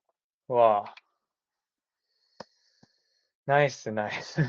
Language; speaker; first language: English; non-native, learner; Japanese